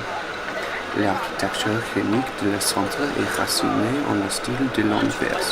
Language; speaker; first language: French; non-native, learner; English